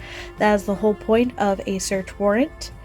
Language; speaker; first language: English; native; English